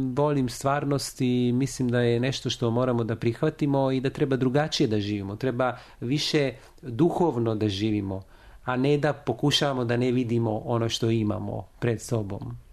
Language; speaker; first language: Serbian; non-native, fluent; Italian